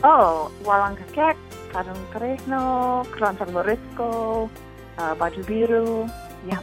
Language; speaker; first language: Indonesian; non-native, fluent; English